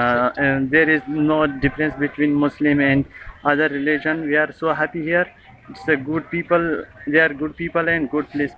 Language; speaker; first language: English; non-native, learner; Pashto